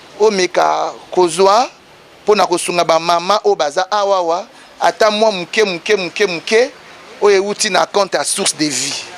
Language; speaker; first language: Lingala; non-native, local second language; Kongo